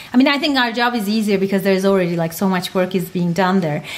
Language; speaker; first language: English; non-native, fluent; Turkish